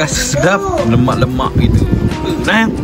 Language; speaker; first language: Malay; native; Malay